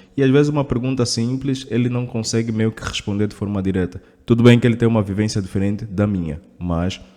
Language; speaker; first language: Portuguese; native; Portuguese